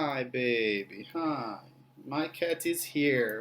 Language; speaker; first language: English; non-native, fluent; Portuguese